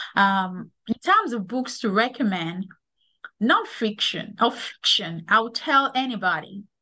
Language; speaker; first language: English; non-native, local second language; Yoruba